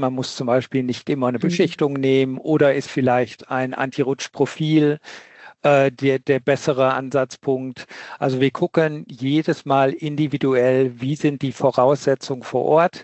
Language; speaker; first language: German; native; German